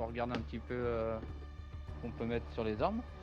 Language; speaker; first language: French; native; French